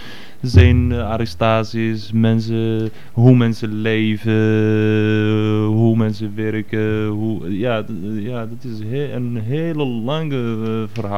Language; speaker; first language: Dutch; non-native, fluent; Arabic